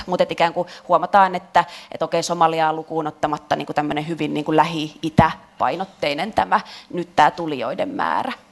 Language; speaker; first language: Finnish; native; Finnish